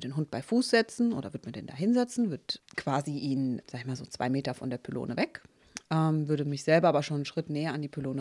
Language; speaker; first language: German; native; German